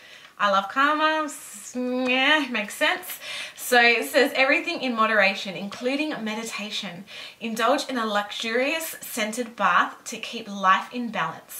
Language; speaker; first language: English; native; English